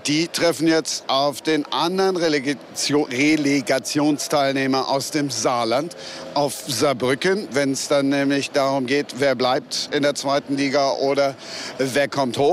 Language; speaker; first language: German; native; German